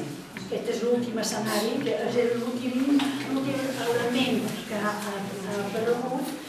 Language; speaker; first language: Catalan; native; Catalan